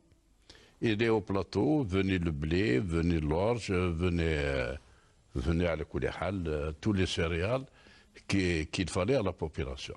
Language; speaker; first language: French; non-native, local second language; Kabyle